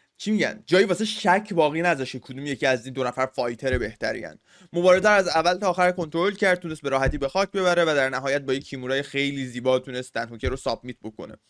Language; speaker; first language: Persian; native; Persian